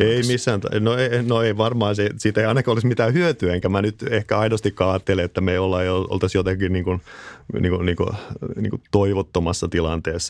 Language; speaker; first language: Finnish; native; Finnish